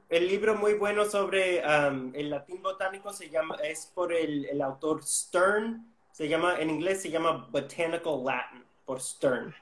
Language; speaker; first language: Spanish; non-native, fluent; English